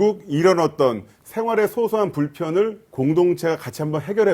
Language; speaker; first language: Korean; native; Korean